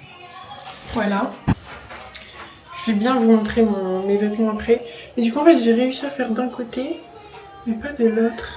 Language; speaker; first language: French; native; French